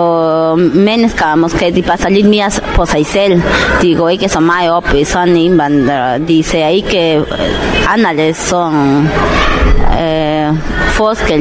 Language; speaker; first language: Danish; non-native, learner; Spanish